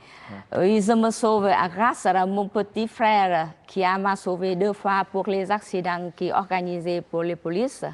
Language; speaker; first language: French; non-native, learner; Vietnamese